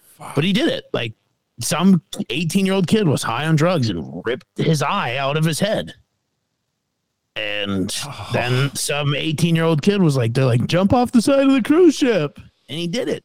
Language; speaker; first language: English; native; English